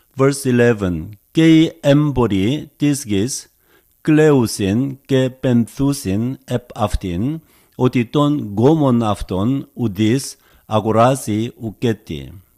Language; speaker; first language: Greek; non-native, fluent; Korean